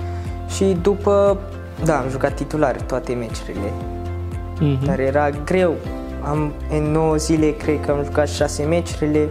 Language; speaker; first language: Romanian; non-native, learner; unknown